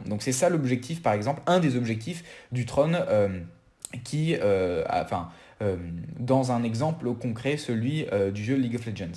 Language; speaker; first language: French; native; French